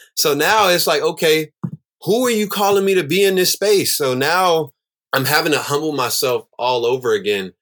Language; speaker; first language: English; native; English